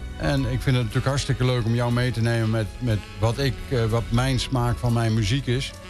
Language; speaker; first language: Dutch; native; Dutch